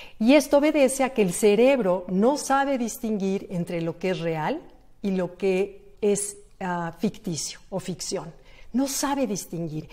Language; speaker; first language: Spanish; native; Spanish